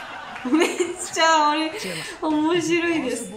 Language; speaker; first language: Japanese; non-native, learner; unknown